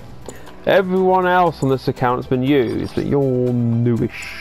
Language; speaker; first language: English; native; English